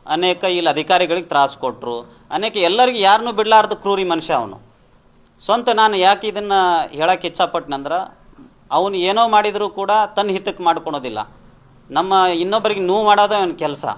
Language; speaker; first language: Kannada; non-native, local second language; Lambadi